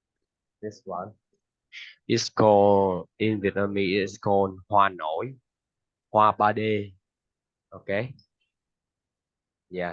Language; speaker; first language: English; non-native, fluent; Vietnamese